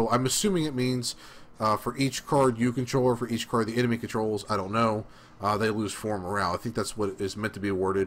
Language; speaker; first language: English; native; English